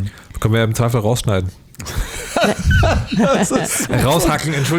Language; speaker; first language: German; native; German